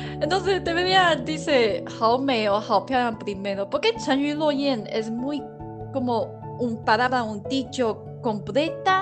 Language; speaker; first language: Spanish; non-native, learner; Chinese